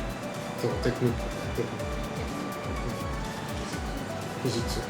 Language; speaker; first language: Japanese; non-native, learner; Portuguese